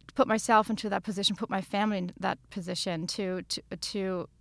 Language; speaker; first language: English; non-native, fluent; German